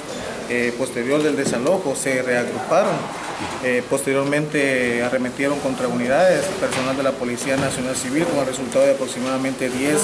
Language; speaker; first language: Spanish; native; Spanish